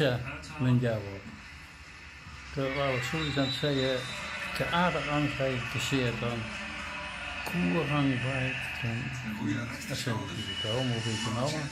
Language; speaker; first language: Indonesian; non-native, fluent; Dutch